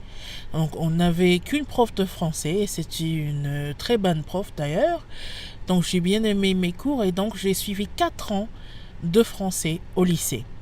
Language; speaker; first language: French; non-native, fluent; English